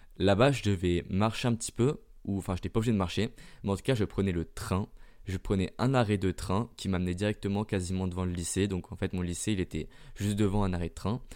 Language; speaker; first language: French; early bilingual, heritage; French